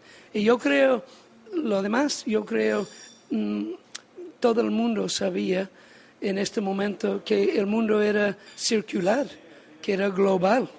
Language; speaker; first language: Spanish; non-native, learner; English